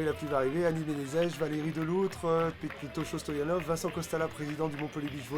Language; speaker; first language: French; native; French